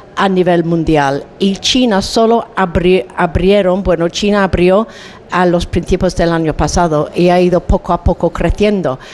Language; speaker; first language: Spanish; non-native, fluent; English